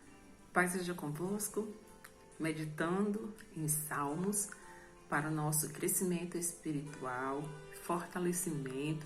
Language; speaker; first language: Portuguese; native; Portuguese